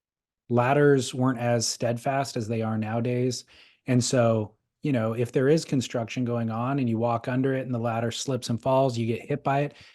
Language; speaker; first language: English; native; English